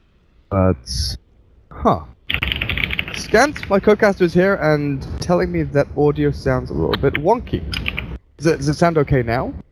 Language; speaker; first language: English; native; English